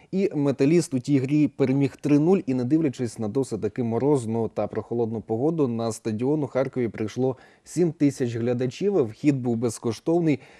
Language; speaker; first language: Ukrainian; native; Ukrainian